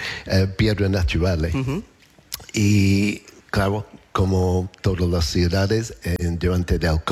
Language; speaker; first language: Spanish; non-native, learner; English